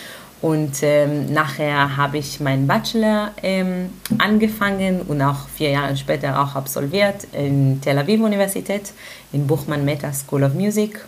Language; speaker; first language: German; non-native, fluent; Hebrew